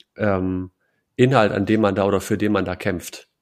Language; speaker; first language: German; native; German